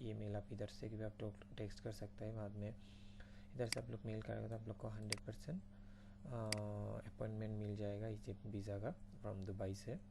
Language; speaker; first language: Hindi; non-native, fluent; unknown